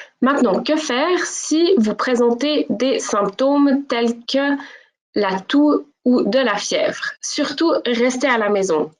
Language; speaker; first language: French; native; French